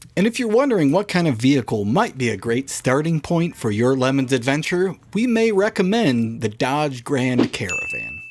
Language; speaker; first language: English; native; English